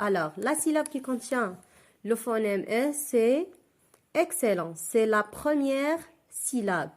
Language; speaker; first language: French; non-native, local second language; Arabic